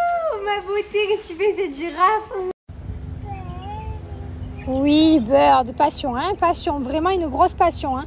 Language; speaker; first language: French; native; French